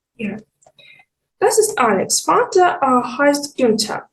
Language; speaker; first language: German; non-native, fluent; Ukrainian